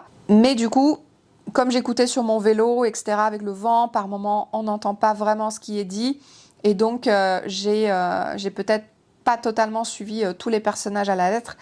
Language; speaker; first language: French; native; French